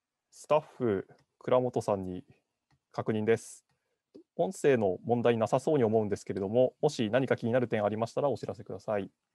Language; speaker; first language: Japanese; native; Japanese